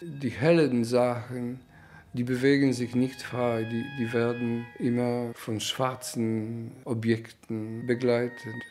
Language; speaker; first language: German; non-native, fluent; Polish